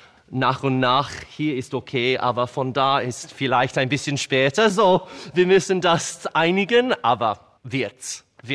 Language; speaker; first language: German; non-native, learner; English